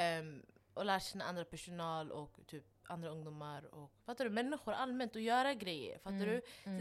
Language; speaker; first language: Swedish; non-native, local second language; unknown